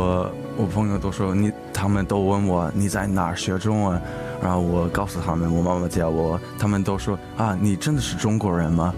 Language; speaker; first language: Chinese; early bilingual, heritage; English